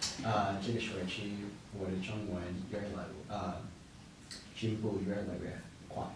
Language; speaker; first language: Chinese; non-native, learner; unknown